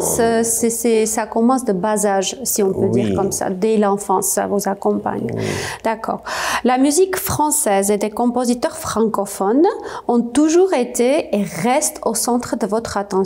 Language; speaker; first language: French; non-native, fluent; Armenian